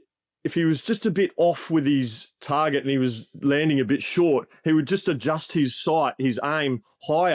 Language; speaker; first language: English; native; English